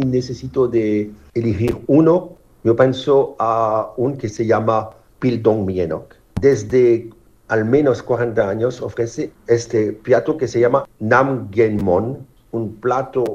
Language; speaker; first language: Spanish; non-native, fluent; French